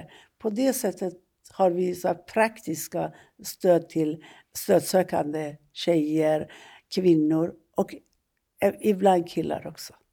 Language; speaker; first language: Swedish; non-native, fluent; Persian